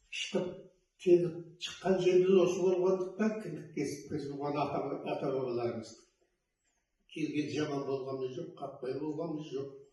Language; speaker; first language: Kazakh; early bilingual, heritage; Kazakh